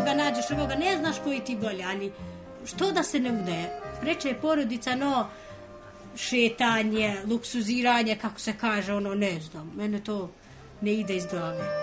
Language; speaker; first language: Serbian; non-native, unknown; Albanian